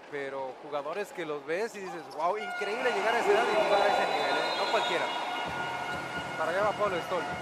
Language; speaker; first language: Spanish; native; Spanish